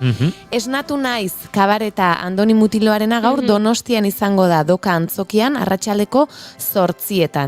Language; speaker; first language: Basque; native; Basque